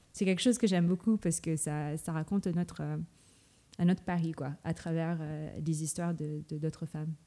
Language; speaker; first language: French; non-native, fluent; Filipino